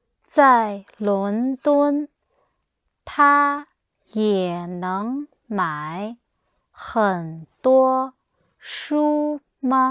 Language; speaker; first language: Chinese; non-native, learner; English